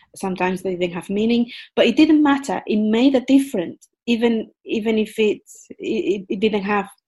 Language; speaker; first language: English; non-native, fluent; Spanish